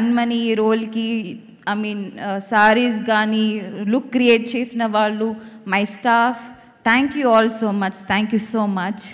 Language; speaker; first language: Telugu; non-native, learner; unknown